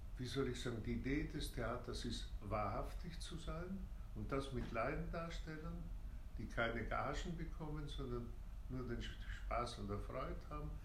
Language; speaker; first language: German; native; German